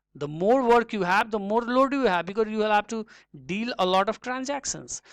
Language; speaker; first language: English; non-native, local second language; Nepali